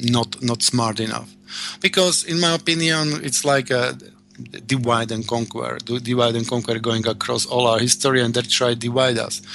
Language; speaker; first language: English; non-native, learner; Slovak